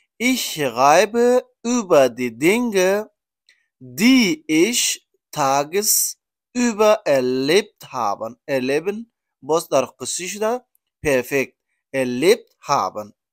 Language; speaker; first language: German; non-native, learner; Persian